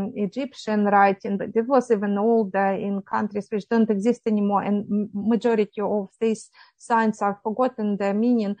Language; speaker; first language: English; non-native, fluent; Ukrainian